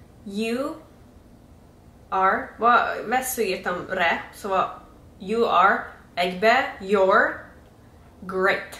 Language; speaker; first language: Hungarian; early bilingual, heritage; English